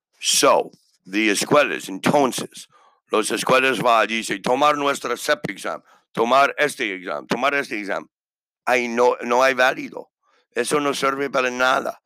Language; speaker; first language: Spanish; non-native, learner; English